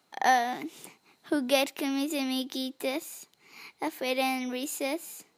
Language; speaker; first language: Spanish; early bilingual, heritage; English